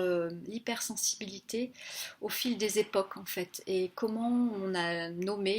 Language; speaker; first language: French; native; French